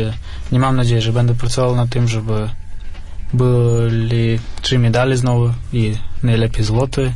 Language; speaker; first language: Polish; non-native, fluent; Russian